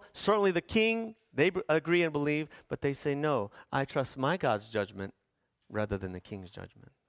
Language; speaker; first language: English; early bilingual, other home language; Spanish